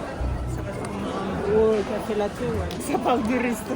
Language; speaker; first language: French; native; French